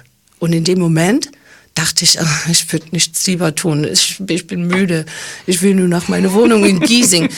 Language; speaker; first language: German; early bilingual, heritage; English